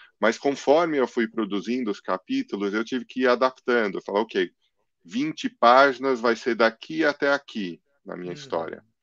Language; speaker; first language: Portuguese; early bilingual, other home language; English